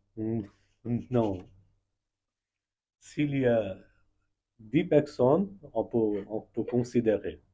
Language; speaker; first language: French; non-native, fluent; Bangla